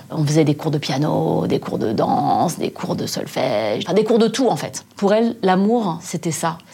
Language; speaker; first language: French; native; French